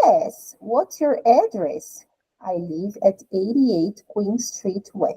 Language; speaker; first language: English; non-native, fluent; Portuguese